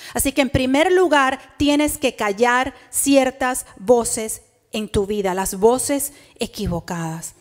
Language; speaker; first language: Spanish; early bilingual, heritage; Spanish